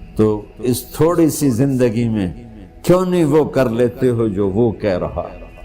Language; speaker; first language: Urdu; non-native, local second language; Punjabi